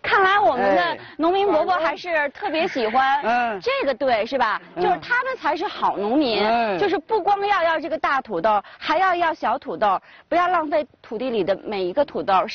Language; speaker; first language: Chinese; native; Chinese